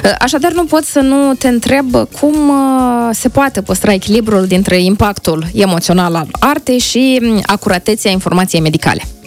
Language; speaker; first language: Romanian; native; Romanian